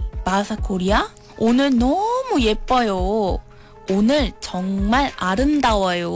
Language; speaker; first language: Korean; non-native, learner; Malay